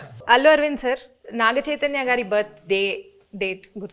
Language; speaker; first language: Telugu; native; Telugu